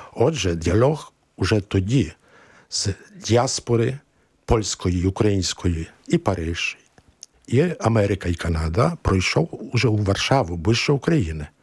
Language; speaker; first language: Ukrainian; early bilingual, heritage; Ukrainian